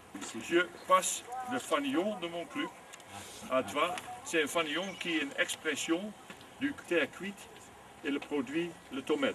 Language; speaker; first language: French; non-native, fluent; Dutch